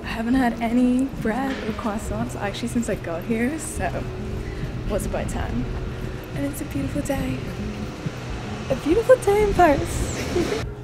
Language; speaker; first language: English; native; English